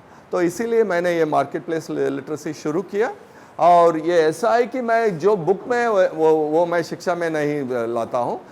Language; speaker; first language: Hindi; non-native, local second language; Tamil